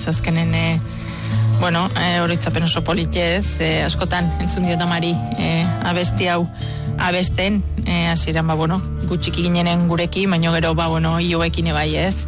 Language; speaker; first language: Basque; native; Basque